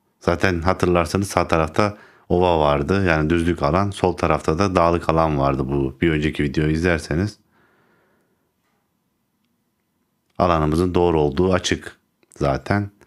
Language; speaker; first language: Turkish; native; Turkish